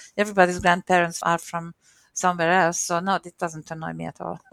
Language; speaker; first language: English; non-native, fluent; Hungarian